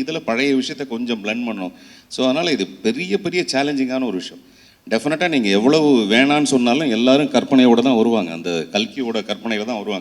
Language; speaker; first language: Tamil; native; Tamil